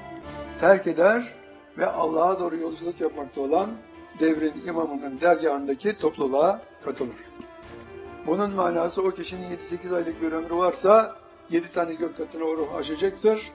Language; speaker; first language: Turkish; native; Turkish